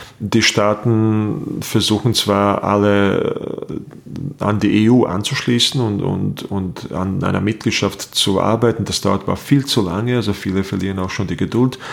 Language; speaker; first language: German; non-native, fluent; Bosnian